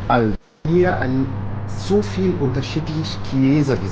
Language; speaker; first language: German; non-native, learner; Arabic